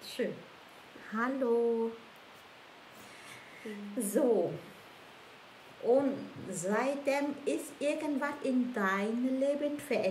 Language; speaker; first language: German; non-native, learner; Vietnamese